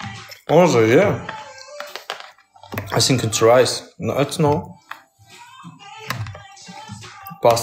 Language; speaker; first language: English; non-native, learner; Russian